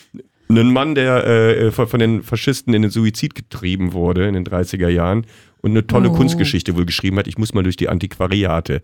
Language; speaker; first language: German; native; German